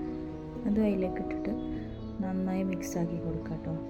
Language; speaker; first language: Malayalam; native; Malayalam